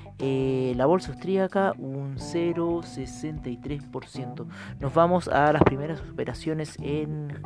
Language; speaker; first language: Spanish; native; Spanish